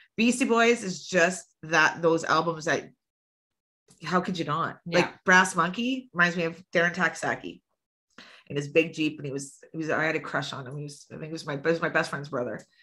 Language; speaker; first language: English; native; English